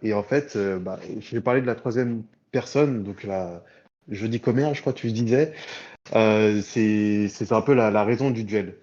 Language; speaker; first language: French; native; French